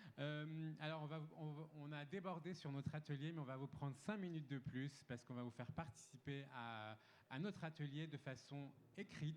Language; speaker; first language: French; native; French